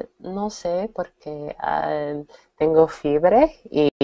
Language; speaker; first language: Spanish; non-native, learner; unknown